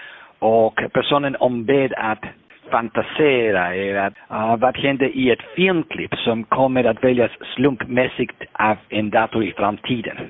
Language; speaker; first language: Swedish; non-native, fluent; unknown